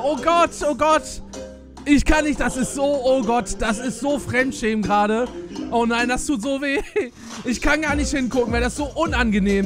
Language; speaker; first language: German; native; German